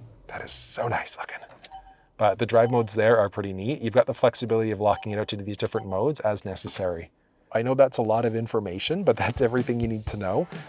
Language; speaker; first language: English; native; English